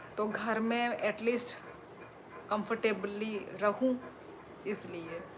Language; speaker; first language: Hindi; non-native, local second language; Kok Borok